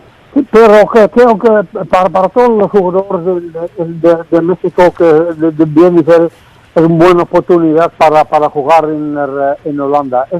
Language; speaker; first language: Spanish; non-native, fluent; Dutch